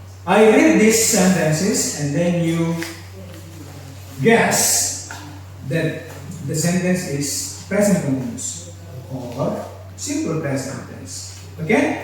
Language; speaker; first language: English; non-native, fluent; Indonesian